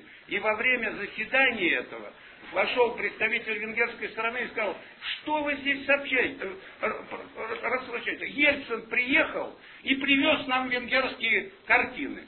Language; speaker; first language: Russian; native; Russian